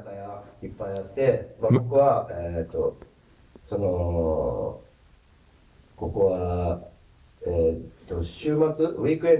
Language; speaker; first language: Japanese; native; Japanese